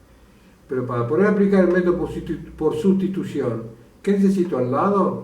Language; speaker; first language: Spanish; native; Spanish